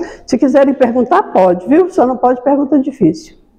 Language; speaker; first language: Portuguese; native; Portuguese